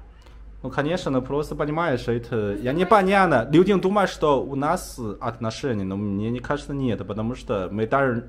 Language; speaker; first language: Russian; non-native, learner; Chinese